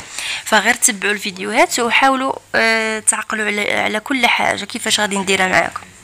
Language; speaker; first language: Arabic; native; Arabic